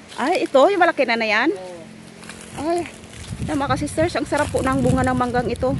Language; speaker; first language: Filipino; non-native, local second language; Cebuano